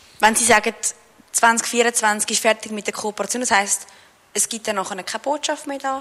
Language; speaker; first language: German; native; German